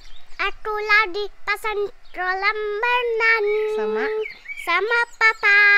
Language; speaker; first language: Indonesian; early bilingual, heritage; Dutch